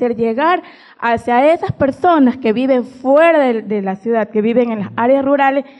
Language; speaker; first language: Spanish; native; Spanish